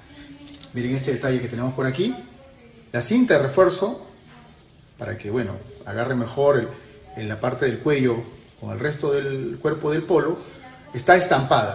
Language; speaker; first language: Spanish; native; Spanish